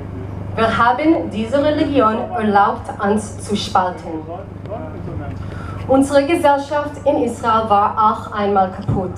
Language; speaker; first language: German; non-native, learner; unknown